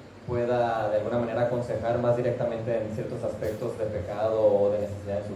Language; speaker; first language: Spanish; native; Spanish